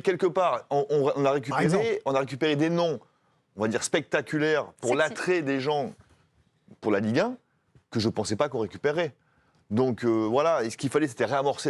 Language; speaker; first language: French; native; French